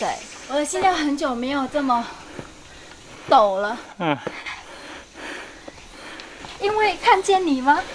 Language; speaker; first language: Chinese; non-native, fluent; Vietnamese